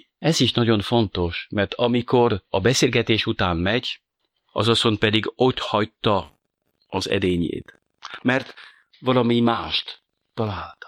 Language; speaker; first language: Hungarian; non-native, fluent; French